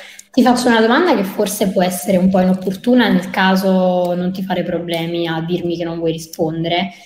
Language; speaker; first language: Italian; native; Italian